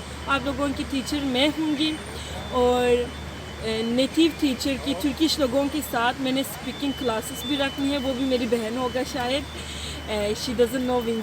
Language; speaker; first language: Hindi; non-native, fluent; Turkish